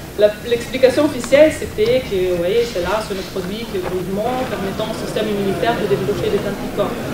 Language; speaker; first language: French; non-native, fluent; German